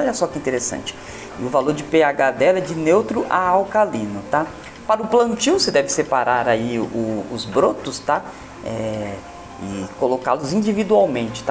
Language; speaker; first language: Portuguese; native; Portuguese